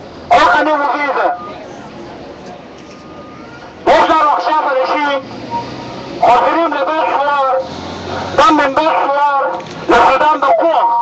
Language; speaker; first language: Hebrew; non-native, learner; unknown